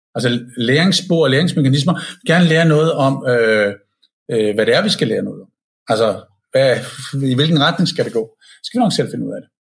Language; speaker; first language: Danish; native; Danish